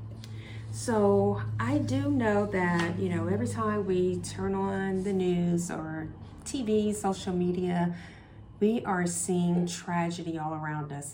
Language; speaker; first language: English; native; English